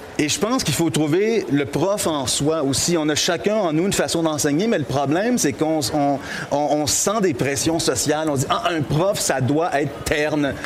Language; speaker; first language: French; native; French